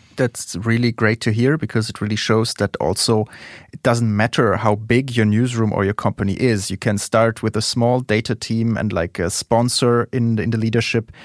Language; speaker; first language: English; non-native, fluent; German